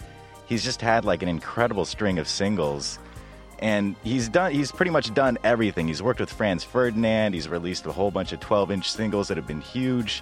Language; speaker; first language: English; native; English